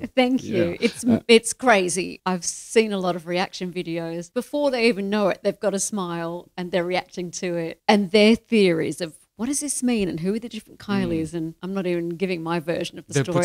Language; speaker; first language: English; native; English